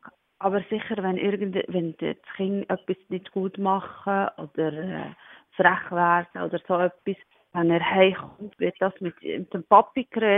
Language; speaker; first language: German; non-native, learner; Arabic